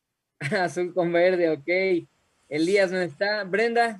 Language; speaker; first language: Spanish; native; Spanish